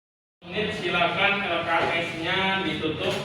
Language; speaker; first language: Indonesian; native; Indonesian